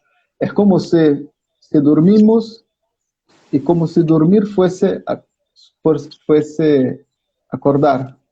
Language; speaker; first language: Spanish; non-native, fluent; Portuguese